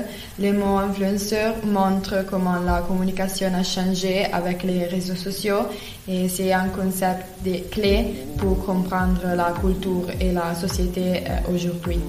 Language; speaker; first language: French; non-native, fluent; Italian